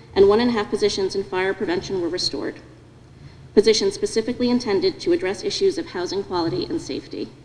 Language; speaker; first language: English; native; English